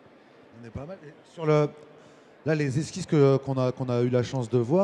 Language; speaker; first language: French; native; French